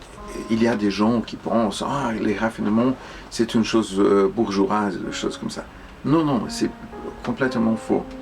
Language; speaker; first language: French; non-native, fluent; Portuguese